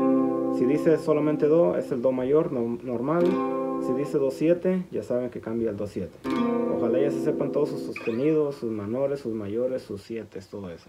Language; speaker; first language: Spanish; native; Spanish